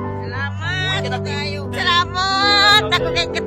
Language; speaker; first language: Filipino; non-native, local second language; Cebuano